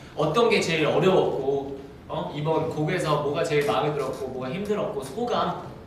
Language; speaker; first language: Korean; native; Korean